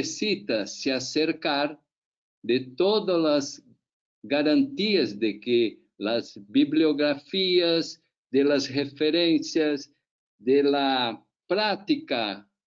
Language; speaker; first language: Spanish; non-native, learner; Portuguese